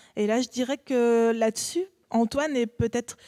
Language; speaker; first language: French; native; French